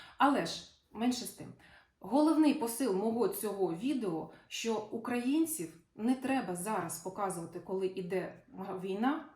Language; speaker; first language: Ukrainian; non-native, local second language; Russian